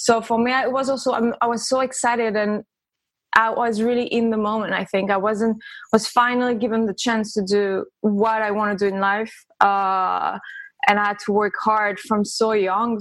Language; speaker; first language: English; early bilingual, other home language; French